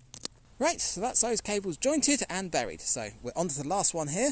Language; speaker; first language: English; native; English